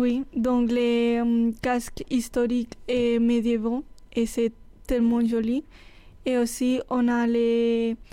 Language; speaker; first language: French; non-native, learner; Spanish